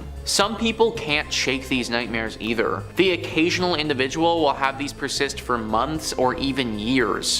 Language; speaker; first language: English; native; English